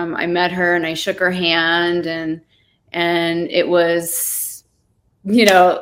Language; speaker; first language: English; native; English